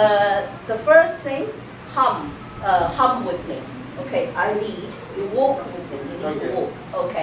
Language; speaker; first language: English; non-native, fluent; Chinese